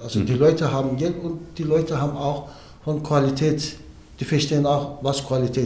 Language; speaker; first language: German; non-native, learner; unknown